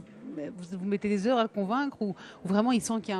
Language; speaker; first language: French; native; French